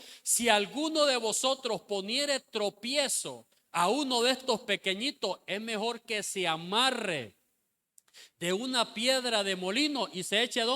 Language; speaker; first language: Spanish; native; Spanish